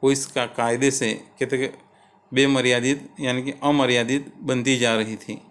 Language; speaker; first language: Hindi; non-native, local second language; Gujarati